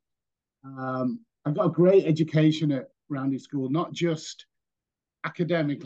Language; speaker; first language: English; native; English